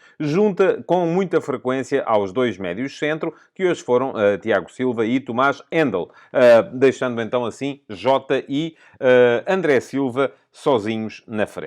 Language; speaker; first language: Portuguese; native; Portuguese